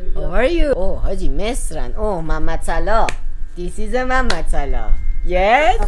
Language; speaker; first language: English; non-native, learner; Persian